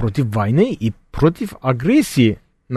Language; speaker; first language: Russian; non-native, fluent; Turkish